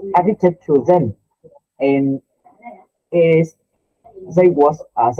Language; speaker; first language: English; non-native, learner; Vietnamese